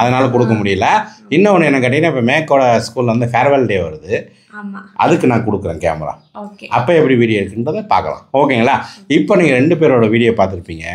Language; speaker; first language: Tamil; native; Tamil